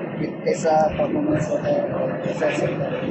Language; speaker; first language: Hindi; non-native, local second language; Manipuri